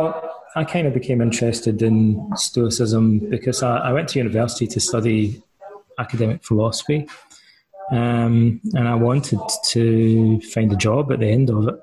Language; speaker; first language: English; native; English